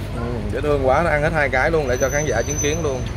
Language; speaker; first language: Vietnamese; native; Vietnamese